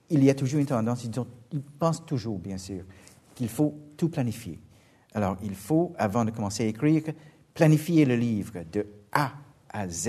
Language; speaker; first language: French; non-native, fluent; English